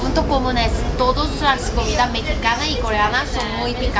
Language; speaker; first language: Spanish; non-native, learner; Korean